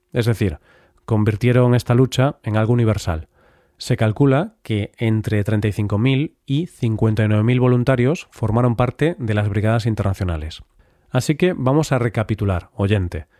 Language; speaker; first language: Spanish; native; Spanish